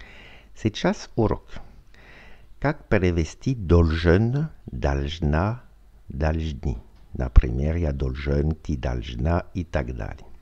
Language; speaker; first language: Russian; non-native, learner; French